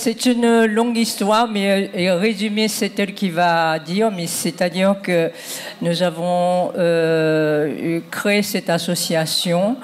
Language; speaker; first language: French; non-native, fluent; Japanese